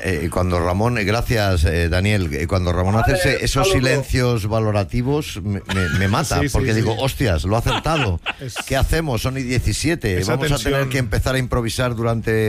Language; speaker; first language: Spanish; native; Spanish